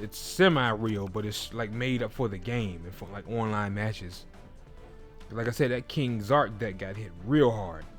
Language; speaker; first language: English; native; English